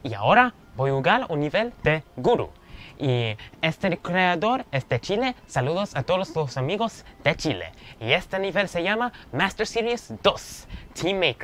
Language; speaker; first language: Spanish; non-native, learner; English